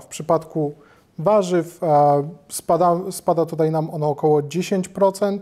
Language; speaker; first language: Polish; native; Polish